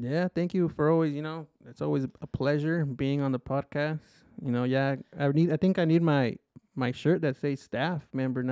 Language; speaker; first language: English; early bilingual, other home language; Spanish